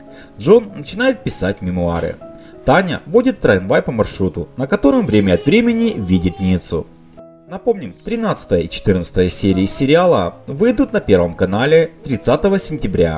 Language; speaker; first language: Russian; native; Russian